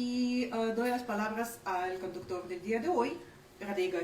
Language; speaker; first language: Spanish; non-native, fluent; Ukrainian